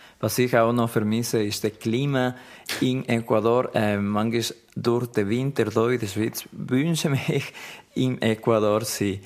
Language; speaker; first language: German; non-native, learner; Spanish